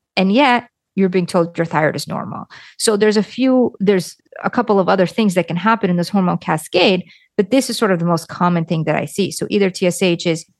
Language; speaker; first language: English; early bilingual, other home language; Lithuanian